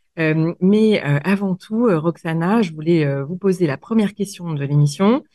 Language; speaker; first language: French; native; French